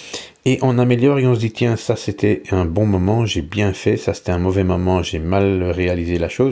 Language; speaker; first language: French; native; French